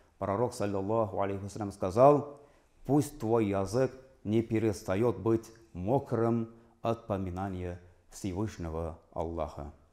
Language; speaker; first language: Russian; non-native, local second language; Tatar